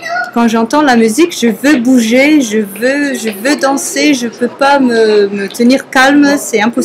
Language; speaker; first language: French; non-native, fluent; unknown